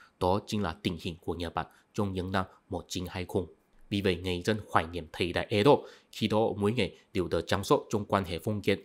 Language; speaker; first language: Vietnamese; non-native, fluent; Chinese